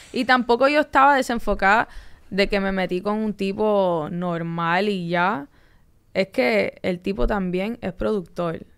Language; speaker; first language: Spanish; early bilingual, heritage; Spanish